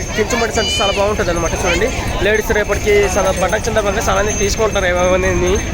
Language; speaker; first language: Telugu; non-native, local second language; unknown